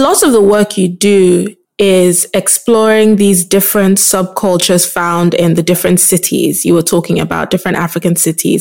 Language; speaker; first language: English; non-native, local second language; Yoruba